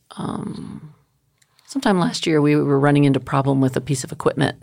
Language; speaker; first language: English; native; English